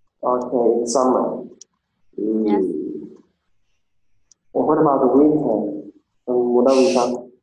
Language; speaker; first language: English; non-native, learner; Vietnamese